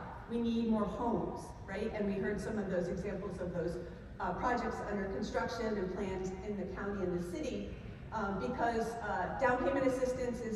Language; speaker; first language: English; native; English